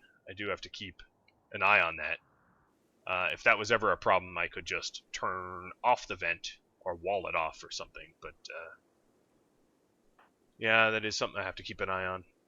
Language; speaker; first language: English; native; English